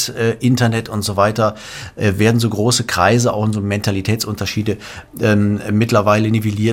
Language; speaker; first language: German; native; German